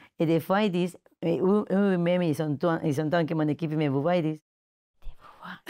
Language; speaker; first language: French; non-native, fluent; Spanish